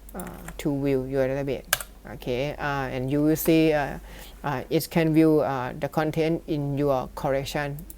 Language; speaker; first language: English; non-native, learner; Thai